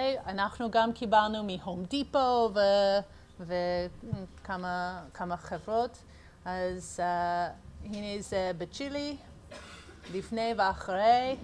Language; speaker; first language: Hebrew; early bilingual, heritage; English